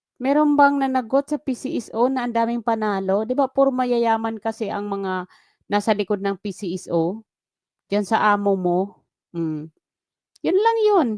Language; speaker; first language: Filipino; native; Filipino